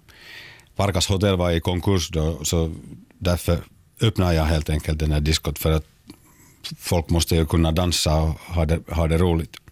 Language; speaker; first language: Swedish; non-native, local second language; Finnish